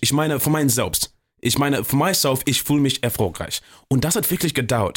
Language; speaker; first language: German; non-native, fluent; English